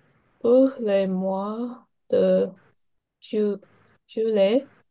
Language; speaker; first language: French; non-native, learner; Chinese